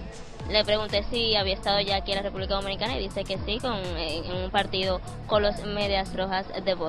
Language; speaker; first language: Spanish; native; Spanish